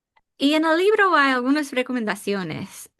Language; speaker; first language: Spanish; non-native, fluent; English